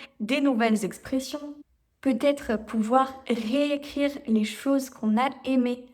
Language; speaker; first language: French; native; French